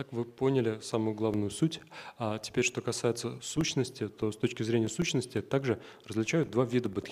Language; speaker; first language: Russian; native; Russian